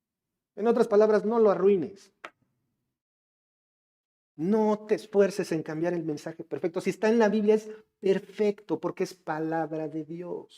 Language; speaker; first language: Spanish; native; Spanish